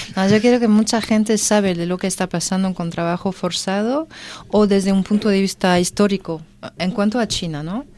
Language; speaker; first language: Spanish; non-native, fluent; French